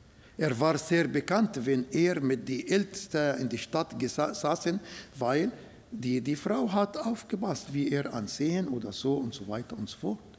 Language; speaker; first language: German; non-native, fluent; Arabic